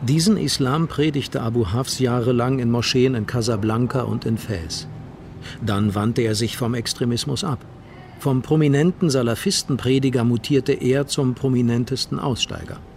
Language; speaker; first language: German; native; German